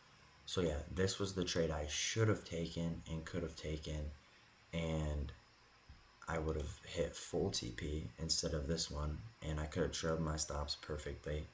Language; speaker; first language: English; native; English